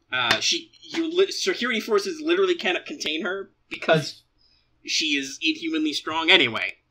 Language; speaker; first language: English; native; English